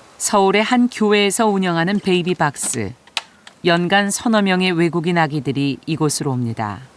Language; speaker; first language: Korean; native; Korean